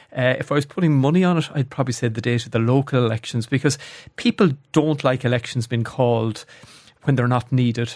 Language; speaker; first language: English; native; English